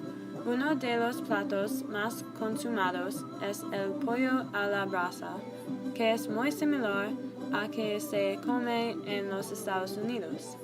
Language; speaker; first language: Spanish; non-native, learner; English